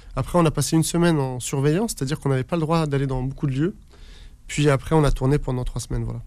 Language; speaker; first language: French; early bilingual, other home language; Arabic